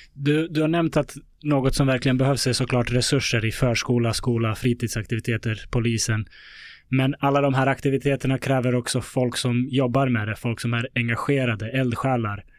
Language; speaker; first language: Swedish; early bilingual, other home language; Bosnian